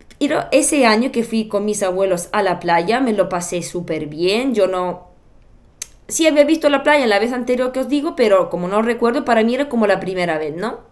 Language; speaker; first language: Spanish; non-native, fluent; Bulgarian